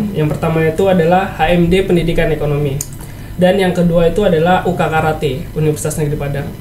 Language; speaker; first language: Indonesian; native; Indonesian